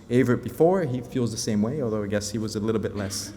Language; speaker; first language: English; non-native, fluent; Portuguese